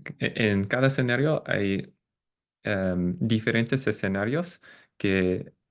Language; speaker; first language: Spanish; non-native, fluent; English